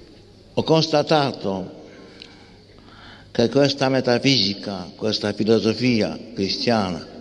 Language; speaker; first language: Italian; non-native, fluent; Polish